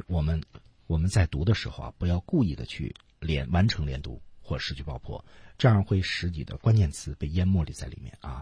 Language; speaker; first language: Chinese; native; Chinese